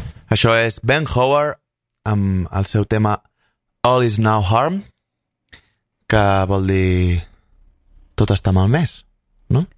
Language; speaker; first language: Catalan; native; Catalan